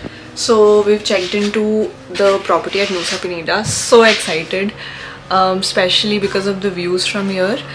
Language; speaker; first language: English; non-native, local second language; Hindi